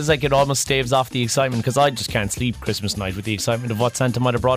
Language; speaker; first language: English; native; English